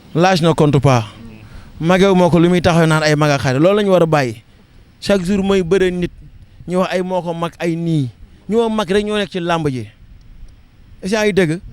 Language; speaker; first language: Wolof; non-native, local second language; Serer